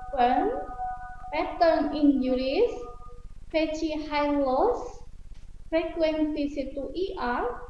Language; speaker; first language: English; non-native, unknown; Indonesian